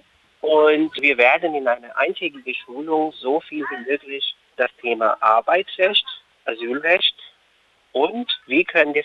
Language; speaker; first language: German; non-native, fluent; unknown